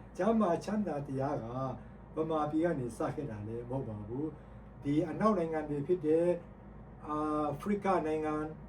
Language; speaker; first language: Burmese; non-native, local second language; Tedim Chin